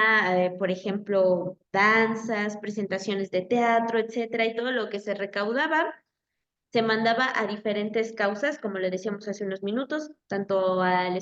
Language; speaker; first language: Spanish; native; Spanish